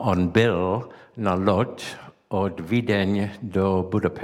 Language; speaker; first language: Czech; non-native, learner; English